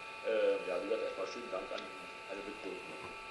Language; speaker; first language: German; native; German